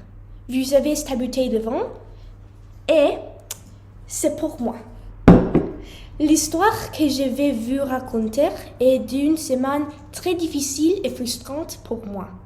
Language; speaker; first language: French; non-native, learner; English